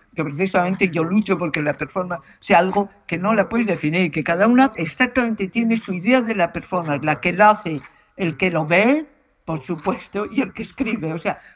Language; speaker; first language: Spanish; native; Spanish